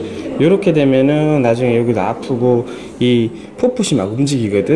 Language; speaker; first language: Korean; native; Korean